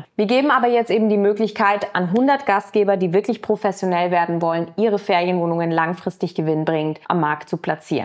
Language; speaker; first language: German; native; German